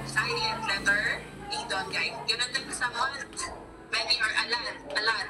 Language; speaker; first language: Filipino; native; Filipino